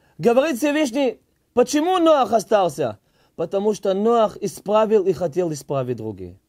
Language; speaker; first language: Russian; early bilingual, heritage; Hebrew